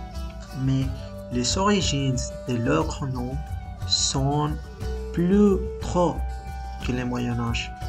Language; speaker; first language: French; non-native, learner; Spanish